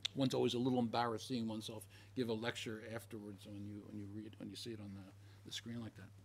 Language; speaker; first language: English; native; English